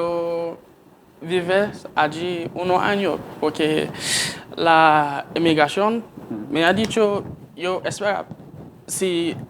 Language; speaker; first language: Spanish; non-native, learner; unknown